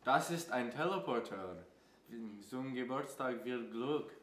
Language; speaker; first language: German; non-native, learner; English